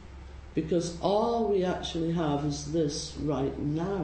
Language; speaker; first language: English; native; English